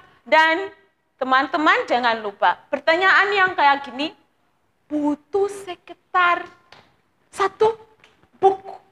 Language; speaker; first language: Indonesian; non-native, fluent; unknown